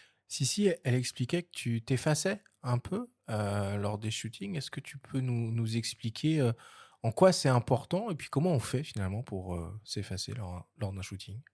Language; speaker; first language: French; native; French